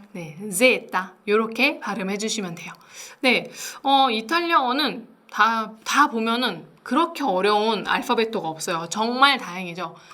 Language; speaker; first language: Korean; native; Korean